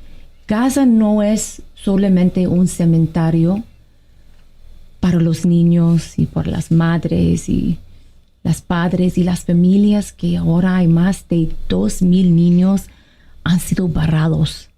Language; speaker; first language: Spanish; non-native, fluent; Arabic